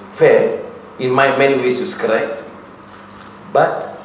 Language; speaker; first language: English; non-native, local second language; Malay